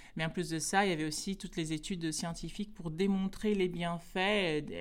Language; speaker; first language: French; non-native, fluent; Portuguese